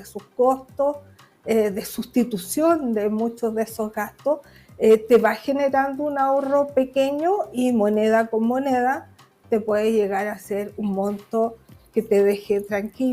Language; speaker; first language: Spanish; native; Spanish